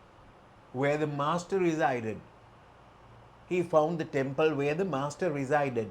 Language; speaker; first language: English; non-native, local second language; Sinhala